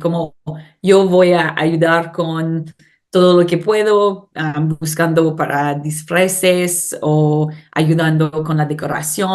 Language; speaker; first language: Spanish; non-native, learner; English